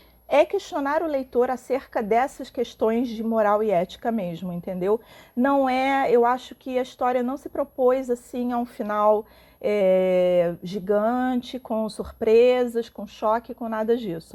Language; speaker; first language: Portuguese; native; Portuguese